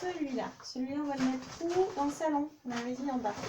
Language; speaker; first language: French; native; French